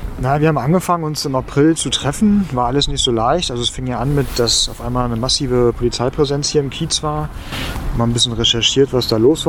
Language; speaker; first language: German; native; German